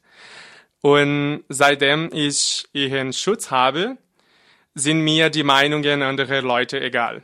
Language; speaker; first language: German; non-native, fluent; Portuguese